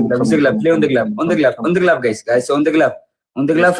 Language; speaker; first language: English; non-native, learner; Amharic